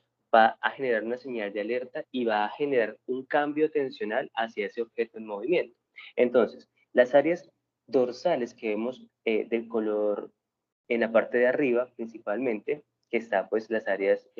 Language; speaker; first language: Spanish; native; Spanish